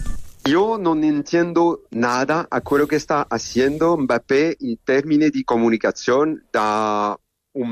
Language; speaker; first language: Spanish; non-native, learner; French